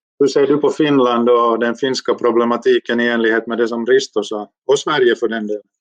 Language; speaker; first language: Swedish; native; Swedish